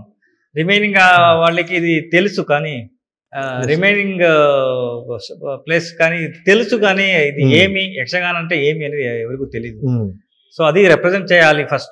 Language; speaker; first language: Telugu; non-native, learner; Kannada